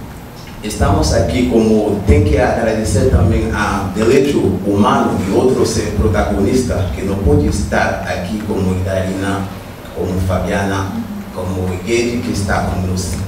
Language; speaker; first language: Portuguese; non-native, learner; Haitian Creole